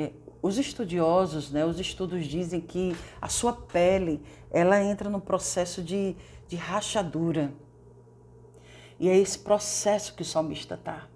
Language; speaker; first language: Portuguese; native; Portuguese